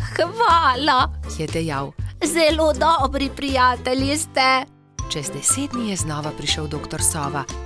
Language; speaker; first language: Slovenian; native; Slovenian